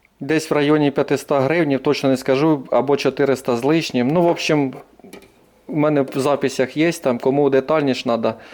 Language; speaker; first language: Ukrainian; non-native, local second language; Russian